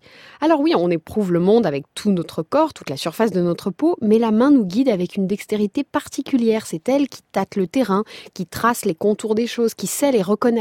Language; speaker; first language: French; native; French